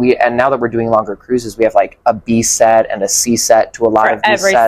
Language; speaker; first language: English; native; English